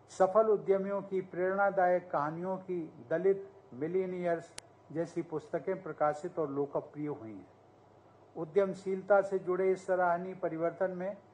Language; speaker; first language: Hindi; native; Hindi